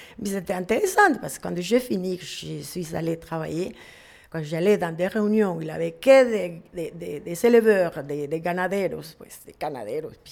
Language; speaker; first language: French; non-native, fluent; Spanish